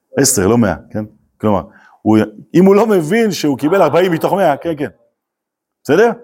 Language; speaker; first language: Hebrew; native; Hebrew